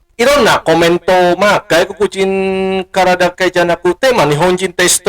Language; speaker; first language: Japanese; non-native, fluent; Indonesian